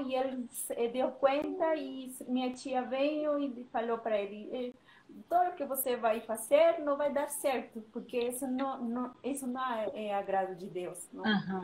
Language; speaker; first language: Portuguese; non-native, learner; Spanish